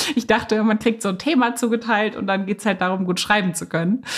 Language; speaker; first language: German; native; German